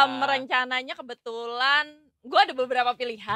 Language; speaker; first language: Indonesian; native; Indonesian